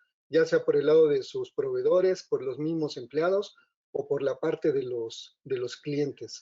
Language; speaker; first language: Spanish; native; Spanish